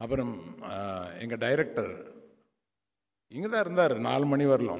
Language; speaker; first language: Tamil; non-native, local second language; Telugu